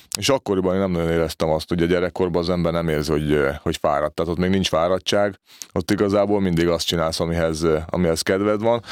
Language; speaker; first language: Hungarian; native; Hungarian